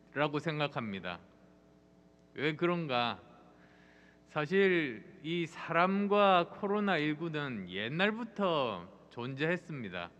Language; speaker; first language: Korean; native; Korean